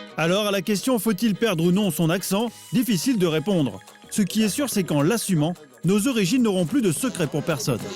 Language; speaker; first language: French; native; French